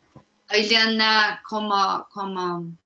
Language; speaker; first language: French; non-native, fluent; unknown